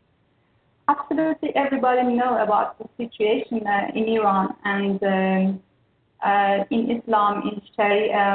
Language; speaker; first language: English; non-native, learner; Persian